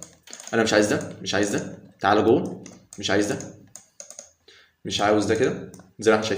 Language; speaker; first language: Arabic; native; Arabic